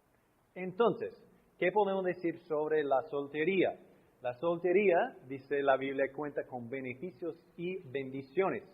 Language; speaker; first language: Spanish; non-native, fluent; English